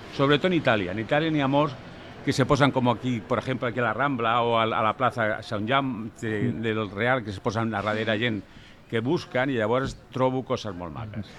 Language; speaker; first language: Catalan; non-native, local second language; Spanish